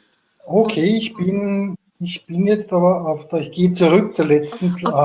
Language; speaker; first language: German; native; German